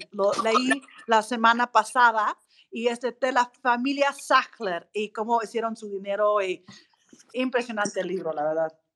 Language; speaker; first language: Spanish; non-native, fluent; English